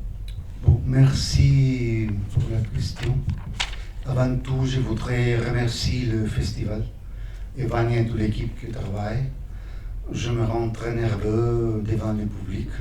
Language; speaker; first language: French; non-native, fluent; Spanish